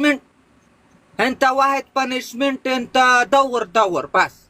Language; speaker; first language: Arabic; non-native, learner; Pashto